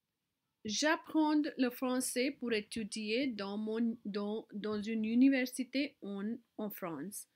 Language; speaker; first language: French; non-native, fluent; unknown